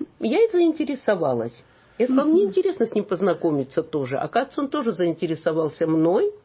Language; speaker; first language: Russian; non-native, local second language; Armenian